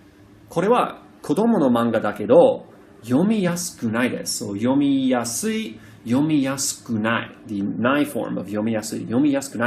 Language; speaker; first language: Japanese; non-native, fluent; English